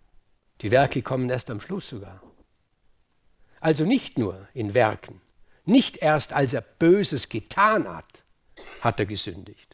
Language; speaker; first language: German; native; German